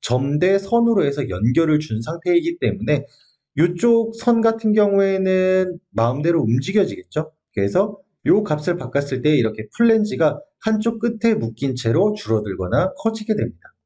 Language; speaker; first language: Korean; native; Korean